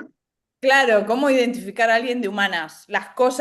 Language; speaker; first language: Spanish; native; Spanish